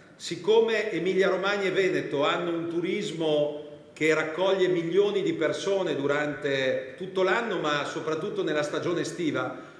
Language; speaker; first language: Italian; native; Italian